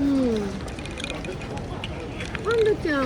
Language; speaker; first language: Japanese; native; Japanese